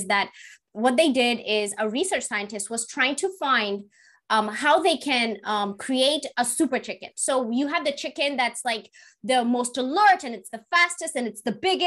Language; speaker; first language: English; non-native, local second language; Kikuyu